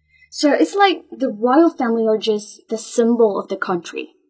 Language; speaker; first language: English; non-native, fluent; Chinese